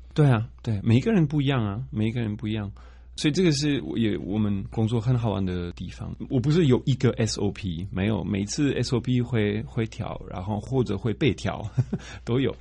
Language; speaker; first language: Chinese; non-native, fluent; French